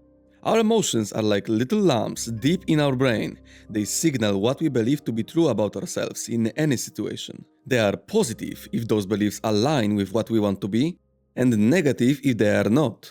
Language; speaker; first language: English; non-native, fluent; Polish